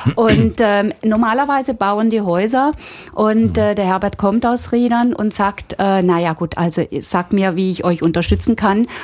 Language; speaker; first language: German; native; German